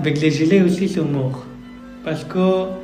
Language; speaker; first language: French; non-native, learner; Persian